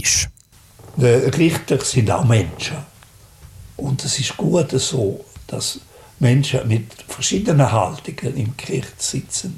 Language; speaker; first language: German; native; German